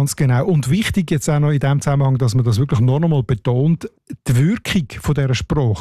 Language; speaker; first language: German; native; German